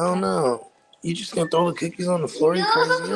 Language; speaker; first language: English; native; English